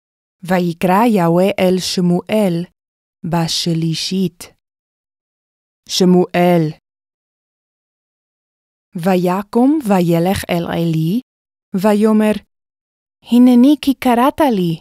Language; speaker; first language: Hebrew; non-native, fluent; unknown